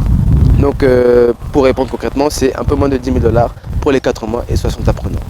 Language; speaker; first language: French; non-native, local second language; Lingala